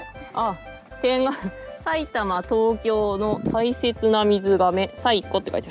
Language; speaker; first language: Japanese; native; Japanese